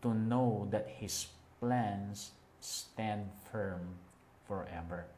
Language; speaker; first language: English; non-native, local second language; Filipino